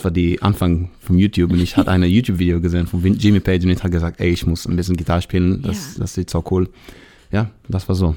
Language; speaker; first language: German; non-native, learner; Hebrew